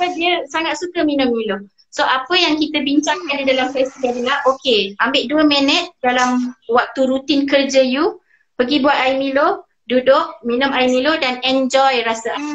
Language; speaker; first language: Malay; native; Malay